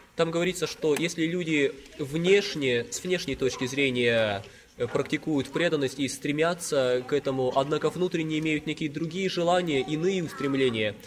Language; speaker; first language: Russian; native; Russian